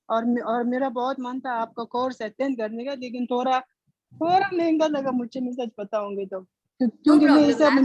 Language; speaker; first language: Hindi; non-native, fluent; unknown